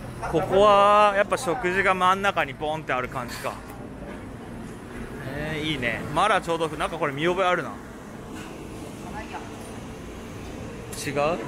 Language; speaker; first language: Japanese; native; Japanese